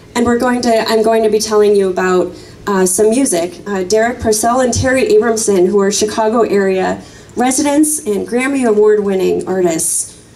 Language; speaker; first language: English; native; English